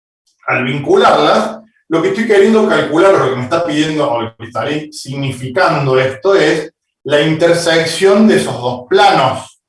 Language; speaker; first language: Spanish; native; Spanish